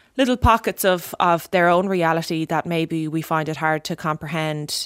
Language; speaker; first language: English; native; English